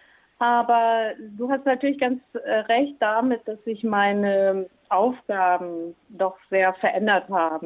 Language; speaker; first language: German; native; German